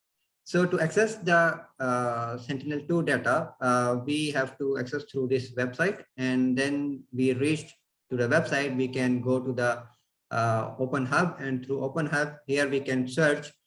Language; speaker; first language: English; non-native, fluent; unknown